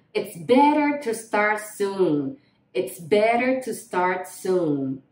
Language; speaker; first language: English; non-native, fluent; Portuguese